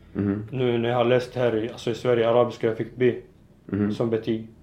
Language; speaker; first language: Swedish; non-native, fluent; Arabic